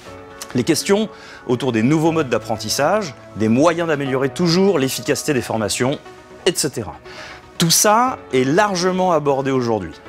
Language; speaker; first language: French; native; French